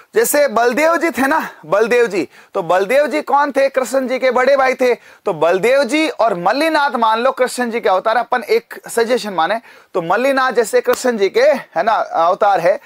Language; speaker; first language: Hindi; native; Hindi